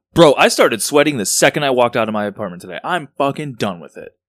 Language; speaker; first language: English; native; English